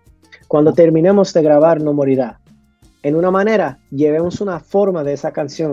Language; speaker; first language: Spanish; early bilingual, heritage; English